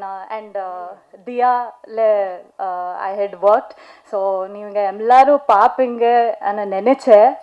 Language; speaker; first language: Tamil; non-native, learner; Kannada